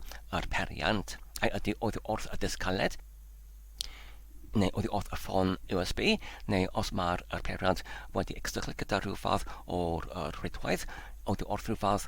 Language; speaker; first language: Welsh; non-native, learner; Polish